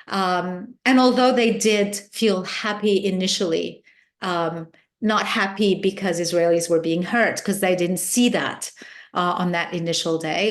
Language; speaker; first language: English; non-native, fluent; Arabic